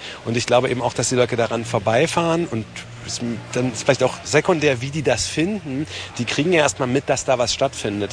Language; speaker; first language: German; native; German